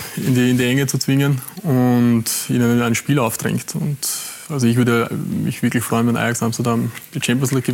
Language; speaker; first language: German; native; German